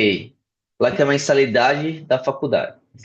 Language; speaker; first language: English; non-native, learner; Portuguese